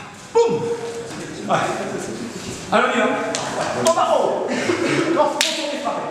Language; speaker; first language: French; native; French